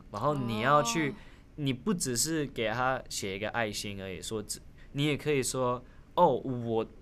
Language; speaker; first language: Chinese; early bilingual, other home language; Min Nan Chinese